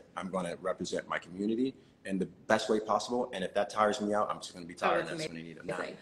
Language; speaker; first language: English; native; English